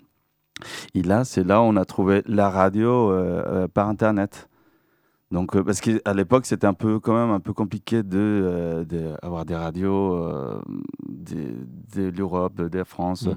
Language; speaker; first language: French; non-native, fluent; Spanish